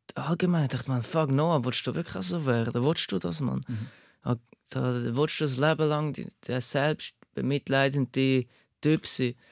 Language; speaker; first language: German; native; German